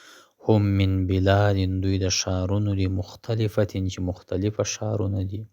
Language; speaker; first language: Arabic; non-native, fluent; Pashto